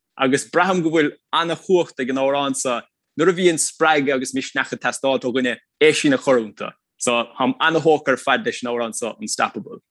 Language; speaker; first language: Irish; native; Irish